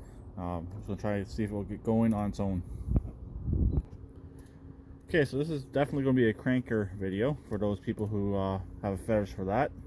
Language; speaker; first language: English; native; English